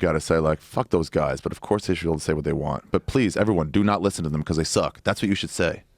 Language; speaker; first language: English; native; English